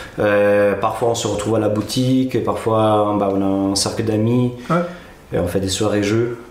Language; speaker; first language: French; native; French